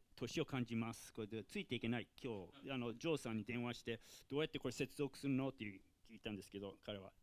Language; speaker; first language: Japanese; non-native, fluent; English